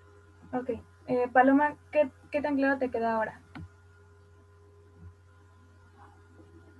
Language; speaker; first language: Spanish; native; Spanish